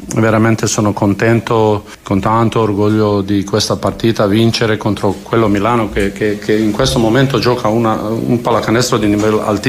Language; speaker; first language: Italian; non-native, fluent; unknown